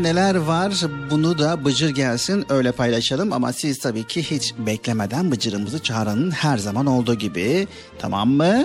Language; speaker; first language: Turkish; native; Turkish